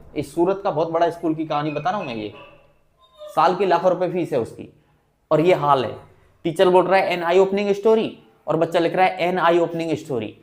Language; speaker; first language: Hindi; native; Hindi